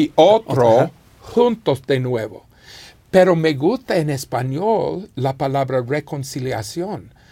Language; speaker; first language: Spanish; non-native, fluent; English